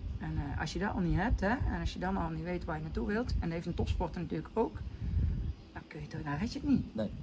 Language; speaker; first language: Dutch; native; Dutch